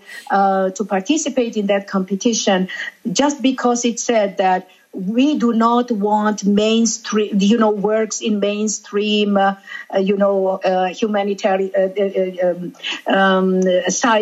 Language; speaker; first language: English; non-native, fluent; Georgian